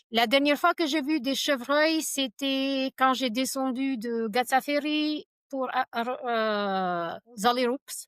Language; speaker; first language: French; non-native, fluent; Albanian